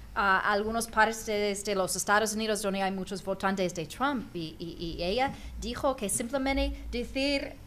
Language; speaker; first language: Spanish; non-native, fluent; English